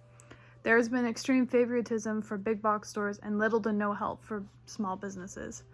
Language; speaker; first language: English; native; English